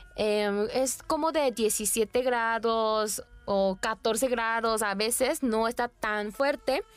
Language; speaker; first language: Spanish; non-native, fluent; Korean